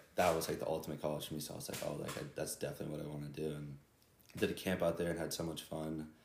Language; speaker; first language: English; native; English